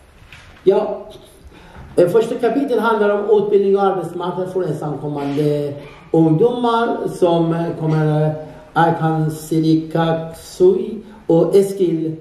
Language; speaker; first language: Swedish; non-native, fluent; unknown